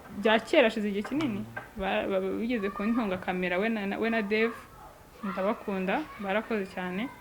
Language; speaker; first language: Kinyarwanda; native; Kinyarwanda